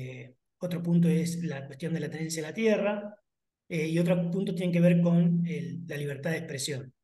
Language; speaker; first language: Spanish; native; Spanish